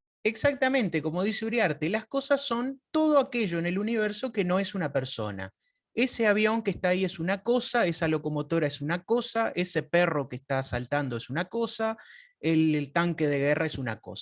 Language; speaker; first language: Spanish; native; Spanish